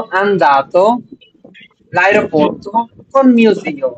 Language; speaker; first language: Italian; non-native, fluent; Bangla